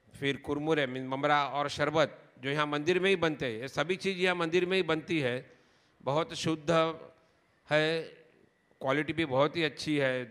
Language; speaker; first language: Hindi; non-native, local second language; Gujarati